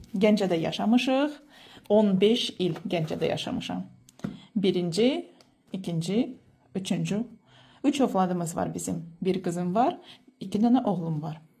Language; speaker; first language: Azerbaijani; non-native, fluent; Russian